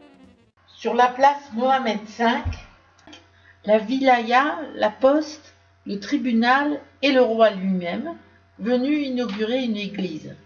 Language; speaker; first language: French; native; French